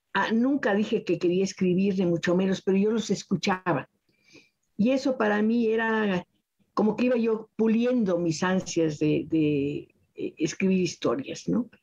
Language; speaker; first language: Spanish; native; Spanish